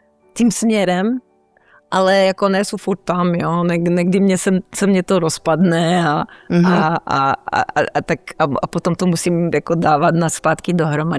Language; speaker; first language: Czech; early bilingual, heritage; Czech